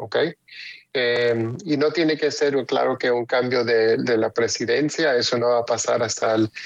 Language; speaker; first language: Spanish; early bilingual, heritage; Spanish